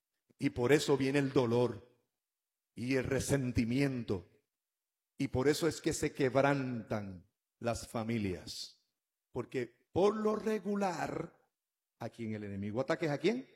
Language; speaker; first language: Spanish; native; Spanish